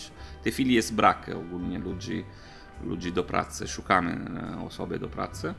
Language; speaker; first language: Polish; non-native, learner; Italian